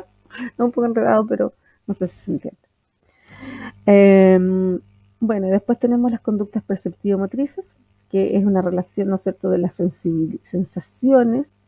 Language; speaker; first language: Spanish; native; Spanish